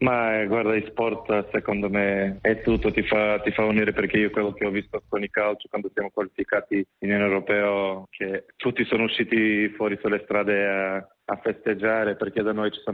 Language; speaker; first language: Italian; non-native, fluent; Macedonian